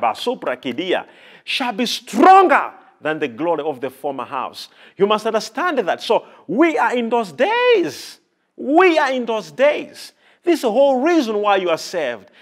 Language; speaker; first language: English; non-native, local second language; Nyanja